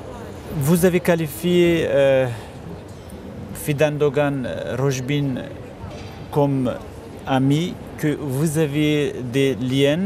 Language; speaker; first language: French; non-native, fluent; Kurdish